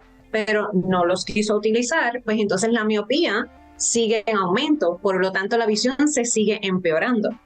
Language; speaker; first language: Spanish; native; Spanish